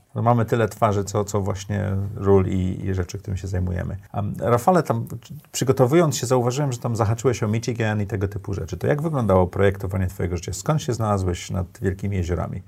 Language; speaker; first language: Polish; native; Polish